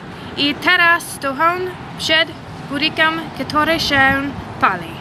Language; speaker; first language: Polish; non-native, learner; English